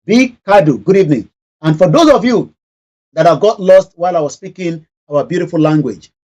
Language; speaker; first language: English; non-native, local second language; Yoruba